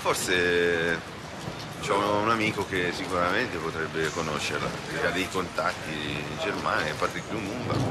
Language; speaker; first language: Italian; native; Italian